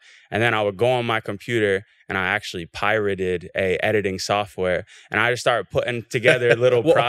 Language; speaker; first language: English; native; English